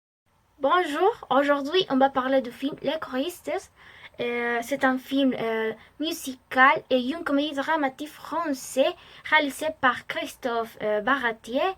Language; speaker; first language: French; non-native, learner; Spanish